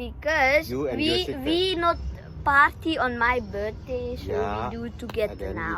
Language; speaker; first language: English; non-native, learner; Thai